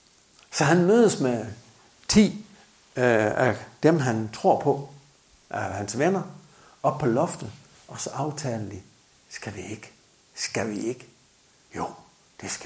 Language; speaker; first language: Danish; native; Danish